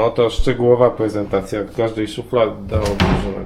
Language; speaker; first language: Polish; native; Polish